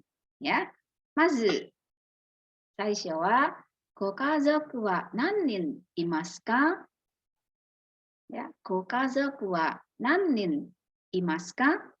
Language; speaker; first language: Japanese; non-native, fluent; Indonesian